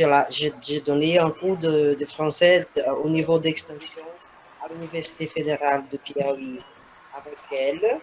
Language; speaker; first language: French; non-native, fluent; Portuguese